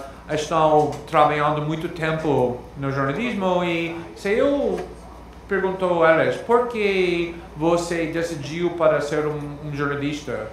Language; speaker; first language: Portuguese; non-native, fluent; English